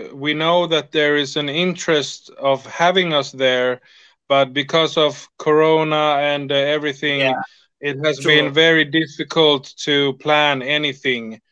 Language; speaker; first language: English; non-native, fluent; Swedish